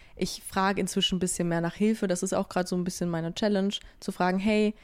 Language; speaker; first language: German; native; German